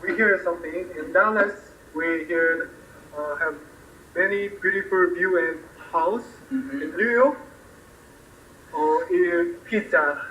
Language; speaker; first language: English; non-native, learner; Korean